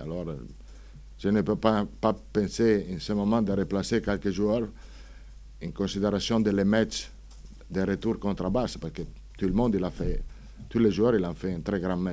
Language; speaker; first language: French; non-native, fluent; Italian